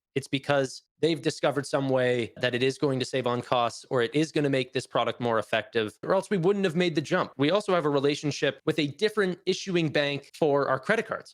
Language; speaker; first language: English; native; English